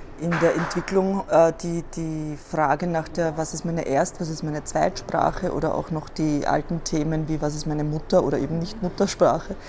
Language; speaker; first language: German; native; German